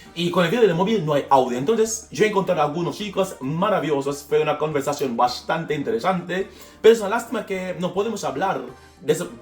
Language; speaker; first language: Spanish; non-native, fluent; English